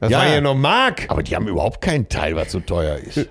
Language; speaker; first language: German; native; German